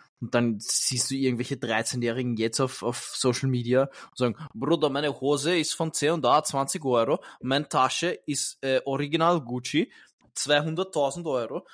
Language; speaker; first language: German; native; German